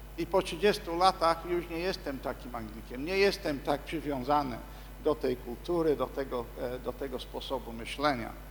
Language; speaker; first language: Polish; non-native, fluent; English